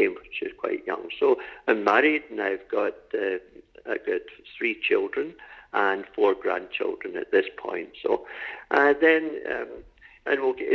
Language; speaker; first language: English; native; English